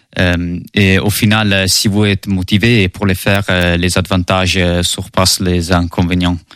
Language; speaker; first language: French; non-native, learner; Italian